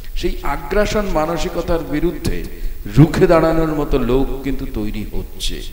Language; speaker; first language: Bangla; native; Bangla